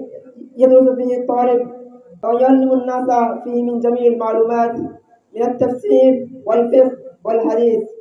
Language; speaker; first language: Arabic; non-native, fluent; Bangla